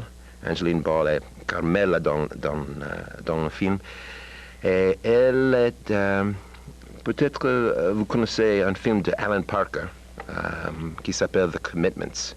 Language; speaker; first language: French; non-native, learner; English